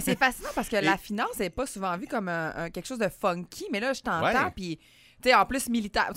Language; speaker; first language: French; native; French